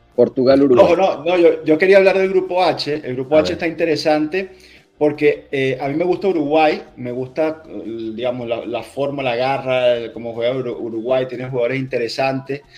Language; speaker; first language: Spanish; native; Spanish